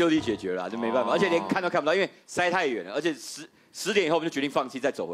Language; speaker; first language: Chinese; native; Chinese